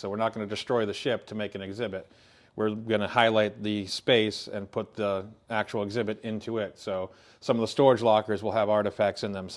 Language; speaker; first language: English; native; English